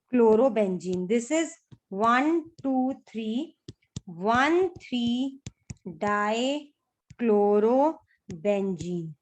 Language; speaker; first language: Hindi; native; Hindi